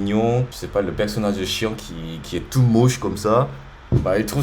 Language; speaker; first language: French; native; French